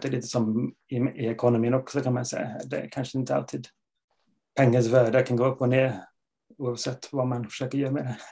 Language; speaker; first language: Swedish; non-native, fluent; English